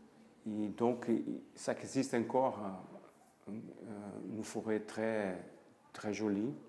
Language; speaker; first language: French; non-native, fluent; Portuguese